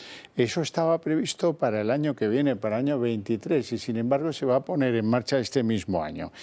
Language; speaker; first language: Spanish; native; Spanish